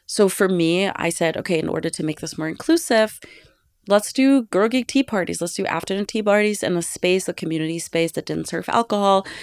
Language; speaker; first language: English; non-native, fluent; German